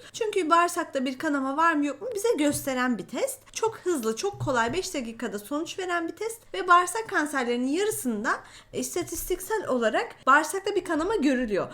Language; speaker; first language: Turkish; native; Turkish